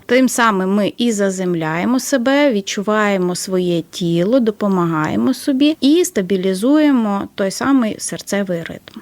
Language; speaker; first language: Ukrainian; native; Ukrainian